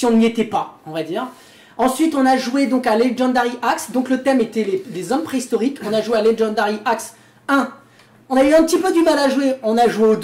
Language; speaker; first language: French; native; French